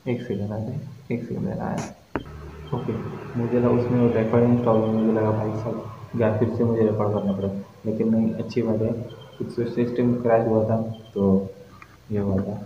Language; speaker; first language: Hindi; non-native, local second language; Marathi